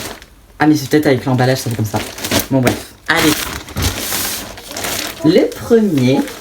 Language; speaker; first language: French; native; French